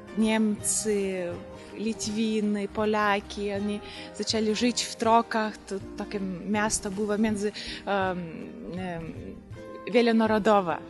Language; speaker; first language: Polish; non-native, learner; Russian